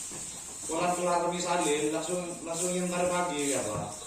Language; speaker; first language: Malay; non-native, local second language; Madurese